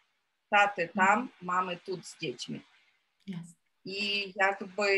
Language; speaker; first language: Polish; non-native, fluent; Ukrainian